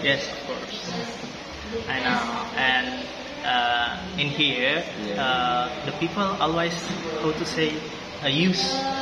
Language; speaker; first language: English; non-native, learner; Indonesian